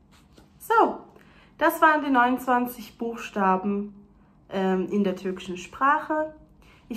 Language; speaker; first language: German; non-native, fluent; Turkish